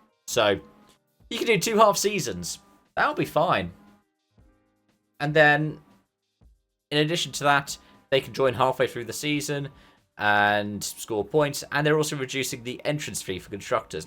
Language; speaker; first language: English; native; English